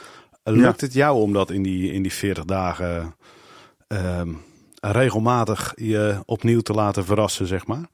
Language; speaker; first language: Dutch; native; Dutch